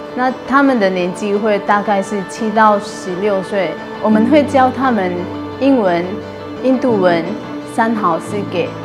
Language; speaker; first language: Chinese; non-native, fluent; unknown